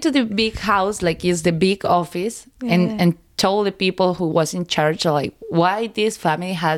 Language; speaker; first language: English; non-native, learner; Spanish